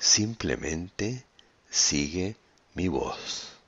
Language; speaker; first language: Spanish; native; Spanish